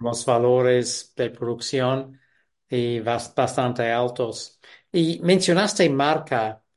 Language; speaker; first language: Spanish; non-native, fluent; English